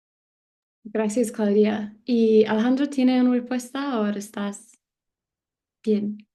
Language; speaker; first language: Spanish; non-native, learner; English